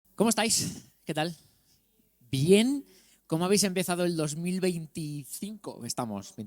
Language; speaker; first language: Spanish; native; Spanish